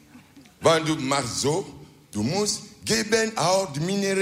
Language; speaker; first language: Dutch; non-native, learner; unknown